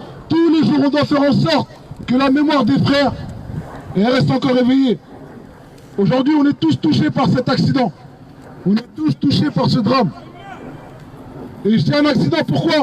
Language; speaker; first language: French; native; French